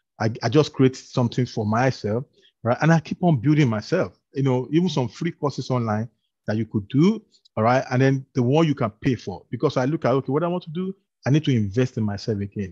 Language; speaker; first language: English; non-native, local second language; Yoruba